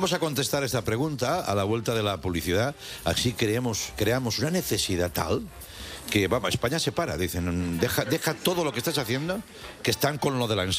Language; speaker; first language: Spanish; native; Spanish